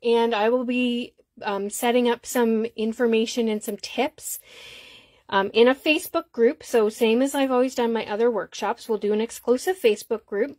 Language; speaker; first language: English; native; English